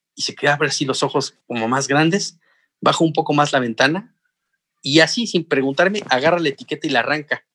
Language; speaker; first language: Spanish; native; Spanish